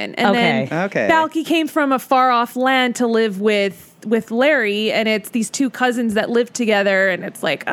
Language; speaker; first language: English; native; English